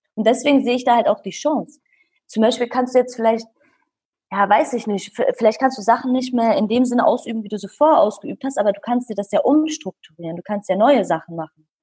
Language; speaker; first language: German; early bilingual, other home language; Kurdish